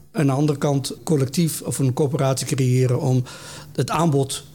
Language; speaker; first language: Dutch; native; Dutch